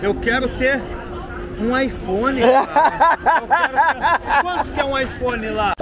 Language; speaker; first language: Portuguese; native; Portuguese